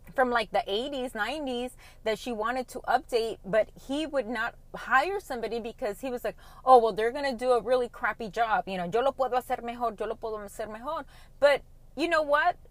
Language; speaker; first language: English; early bilingual, other home language; Spanish